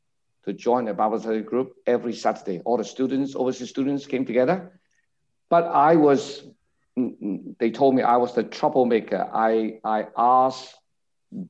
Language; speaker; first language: English; non-native, local second language; Cantonese